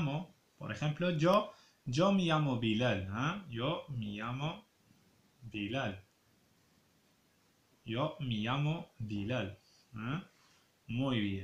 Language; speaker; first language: Spanish; non-native, fluent; Arabic